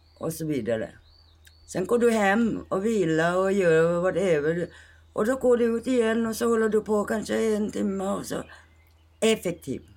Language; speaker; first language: Swedish; non-native, fluent; Thai